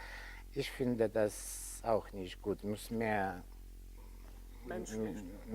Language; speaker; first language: German; non-native, learner; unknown